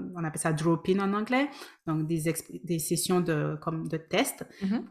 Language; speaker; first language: French; native; French